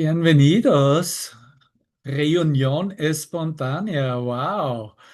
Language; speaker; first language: Spanish; non-native, fluent; German